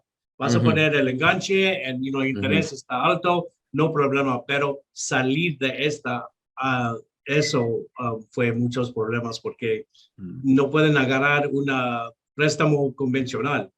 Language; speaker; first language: Spanish; non-native, local second language; English